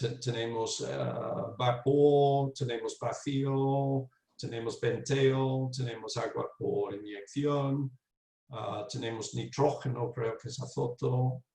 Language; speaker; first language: Spanish; non-native, fluent; English